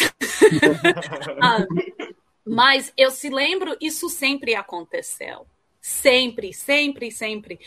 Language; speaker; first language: Portuguese; early bilingual, heritage; Portuguese